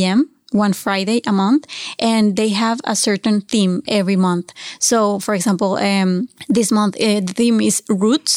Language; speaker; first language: English; non-native, fluent; Spanish